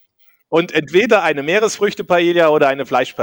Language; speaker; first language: German; native; German